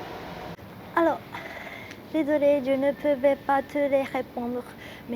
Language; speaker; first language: French; non-native, learner; Japanese